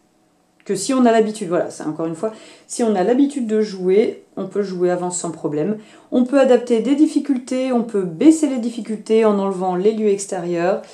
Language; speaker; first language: French; native; French